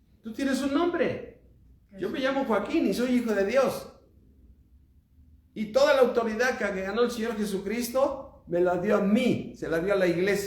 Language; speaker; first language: Spanish; native; Spanish